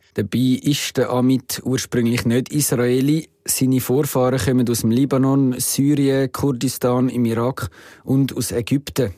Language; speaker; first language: German; native; German